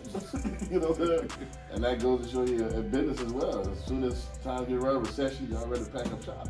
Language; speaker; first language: English; native; English